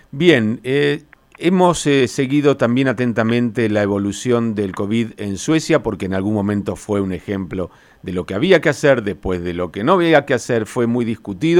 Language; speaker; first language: Spanish; native; Spanish